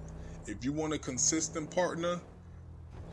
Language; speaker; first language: English; native; English